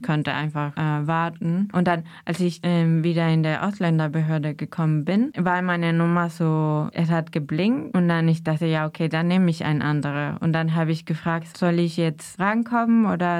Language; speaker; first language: German; non-native, fluent; Spanish